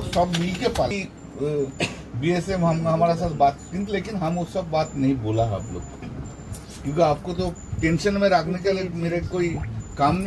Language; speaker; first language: Hindi; non-native, local second language; Bangla